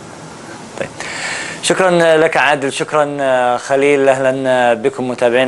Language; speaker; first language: Arabic; native; Arabic